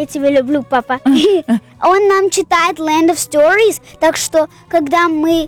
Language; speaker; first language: Russian; early bilingual, heritage; Russian